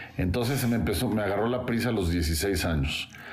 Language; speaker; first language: Spanish; native; Spanish